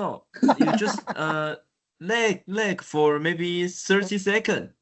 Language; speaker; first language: English; non-native, learner; Chinese